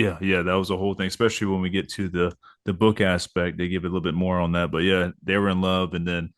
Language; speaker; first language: English; native; English